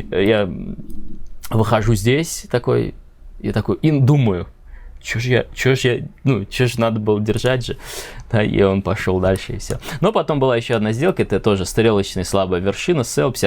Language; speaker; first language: Russian; native; Russian